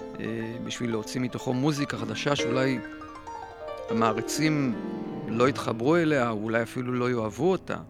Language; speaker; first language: Hebrew; native; Hebrew